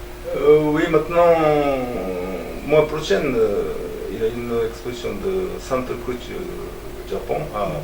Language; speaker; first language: French; non-native, learner; Japanese